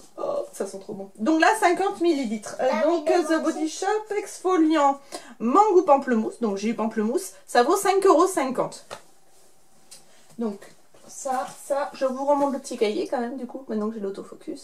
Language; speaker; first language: French; native; French